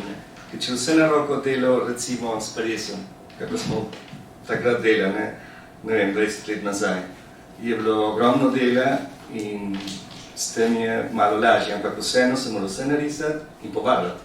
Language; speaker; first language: Slovenian; early bilingual, heritage; Slovenian